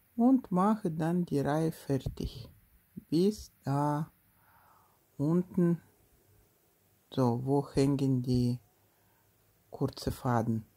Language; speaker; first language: German; non-native, learner; Russian